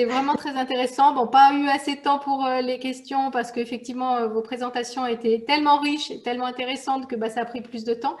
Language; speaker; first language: French; native; French